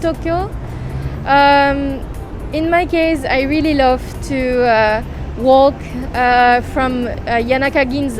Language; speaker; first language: English; non-native, fluent; French